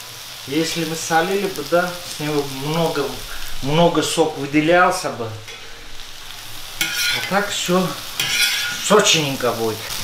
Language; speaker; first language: Russian; non-native, fluent; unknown